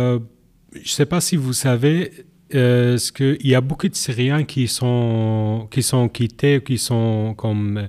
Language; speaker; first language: French; non-native, learner; Arabic